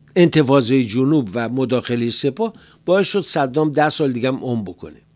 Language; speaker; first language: Persian; native; Persian